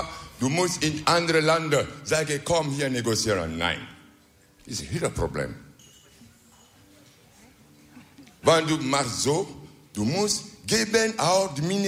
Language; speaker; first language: Dutch; non-native, learner; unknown